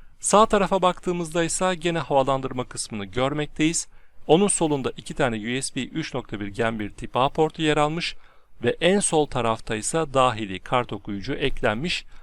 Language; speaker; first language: Turkish; native; Turkish